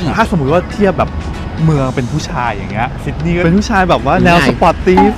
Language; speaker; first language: Thai; non-native, fluent; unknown